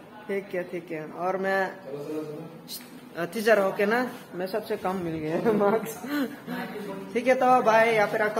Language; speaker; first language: Hindi; non-native, local second language; Kok Borok